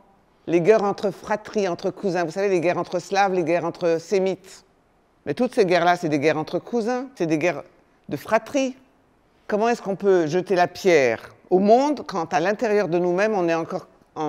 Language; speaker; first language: French; native; French